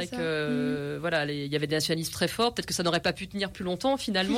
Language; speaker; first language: French; native; French